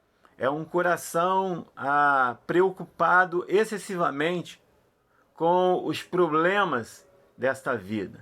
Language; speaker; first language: Portuguese; native; Portuguese